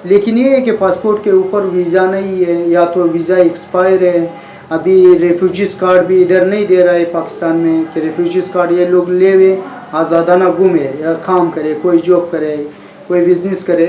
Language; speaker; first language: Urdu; non-native, learner; Persian